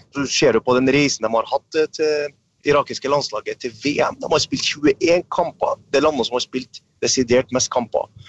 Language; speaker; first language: Norwegian; early bilingual, other home language; Arabic